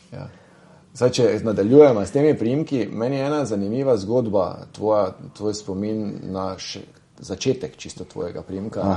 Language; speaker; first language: Slovenian; native; Slovenian